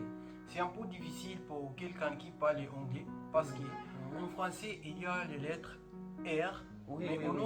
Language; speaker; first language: French; non-native, learner; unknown